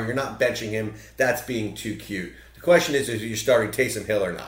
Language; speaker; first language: English; native; English